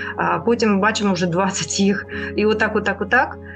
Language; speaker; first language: Ukrainian; non-native, local second language; Russian